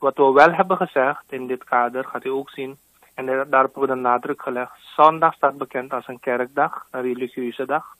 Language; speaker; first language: Dutch; native; Dutch